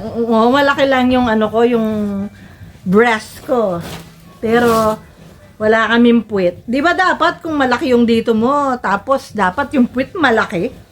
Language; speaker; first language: Filipino; non-native, local second language; Pampanga